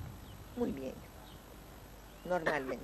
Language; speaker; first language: Spanish; non-native, fluent; Yiddish